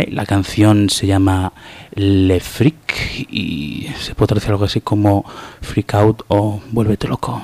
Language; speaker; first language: Spanish; native; Spanish